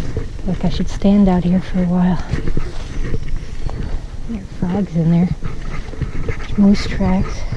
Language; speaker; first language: English; native; English